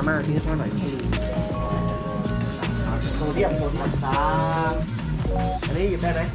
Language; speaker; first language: Thai; native; Thai